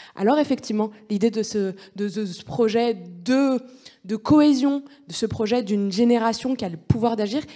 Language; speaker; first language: French; native; French